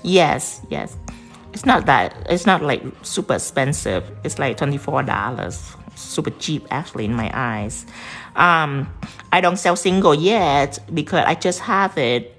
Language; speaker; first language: English; non-native, fluent; Vietnamese